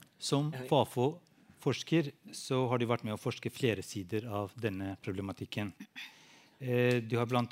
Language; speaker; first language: Norwegian; non-native, fluent; Albanian